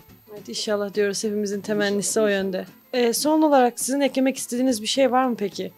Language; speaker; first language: Turkish; native; Turkish